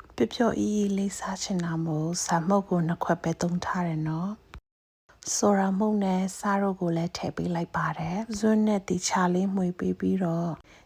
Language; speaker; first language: Burmese; non-native, local second language; Hakha Chin